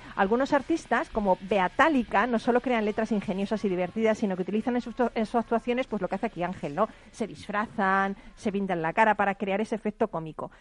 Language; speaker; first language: Spanish; native; Spanish